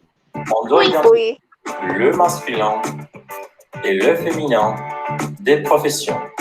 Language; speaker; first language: French; non-native, learner; Spanish